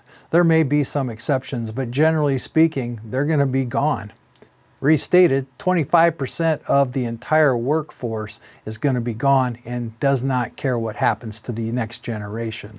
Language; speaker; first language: English; native; English